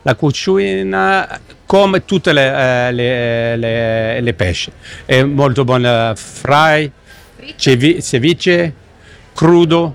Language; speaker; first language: Italian; non-native, learner; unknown